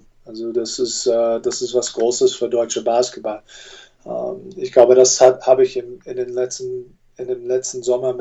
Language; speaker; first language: German; non-native, fluent; English